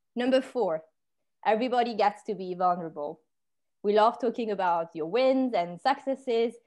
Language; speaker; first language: English; non-native, fluent; French